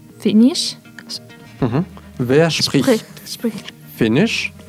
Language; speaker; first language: German; non-native, learner; Russian